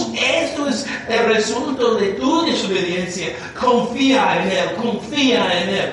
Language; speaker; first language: Spanish; non-native, learner; English